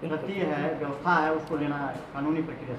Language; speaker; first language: Hindi; native; Hindi